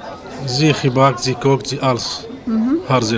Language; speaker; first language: Dutch; non-native, learner; Arabic